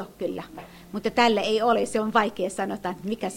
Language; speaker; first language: Finnish; non-native, learner; Kurdish